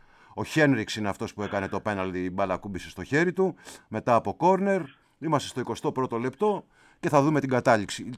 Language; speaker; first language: Greek; native; Greek